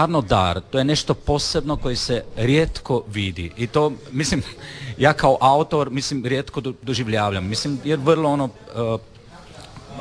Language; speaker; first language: Croatian; non-native, fluent; Romanian